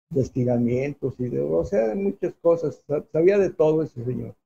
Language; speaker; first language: Spanish; native; Spanish